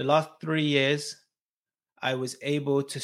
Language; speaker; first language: English; native; English